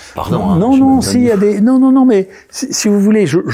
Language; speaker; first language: French; native; French